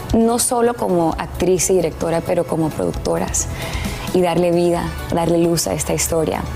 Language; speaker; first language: Spanish; early bilingual, heritage; Spanish